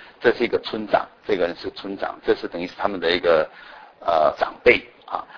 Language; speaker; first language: Chinese; native; Chinese